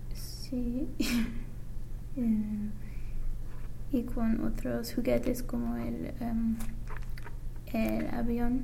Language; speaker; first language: Spanish; non-native, learner; English